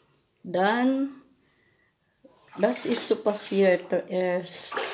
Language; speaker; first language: German; non-native, learner; Filipino